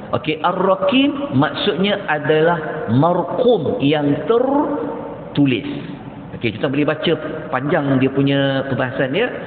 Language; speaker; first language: Malay; native; Malay